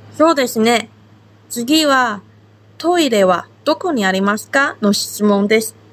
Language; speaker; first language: Japanese; non-native, fluent; Chinese